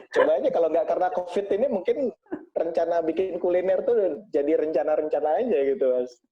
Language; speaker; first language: Indonesian; native; Indonesian